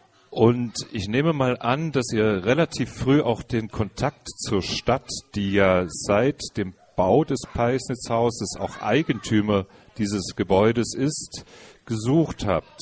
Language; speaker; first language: German; native; German